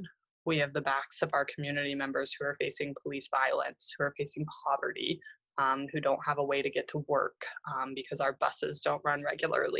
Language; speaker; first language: English; native; English